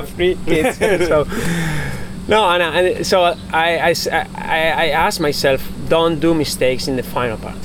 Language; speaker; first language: English; non-native, fluent; Spanish